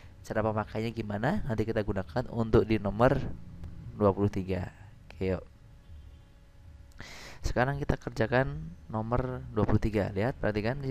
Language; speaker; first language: Indonesian; native; Indonesian